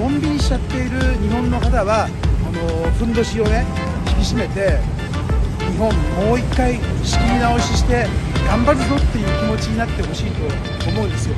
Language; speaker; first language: Japanese; native; Japanese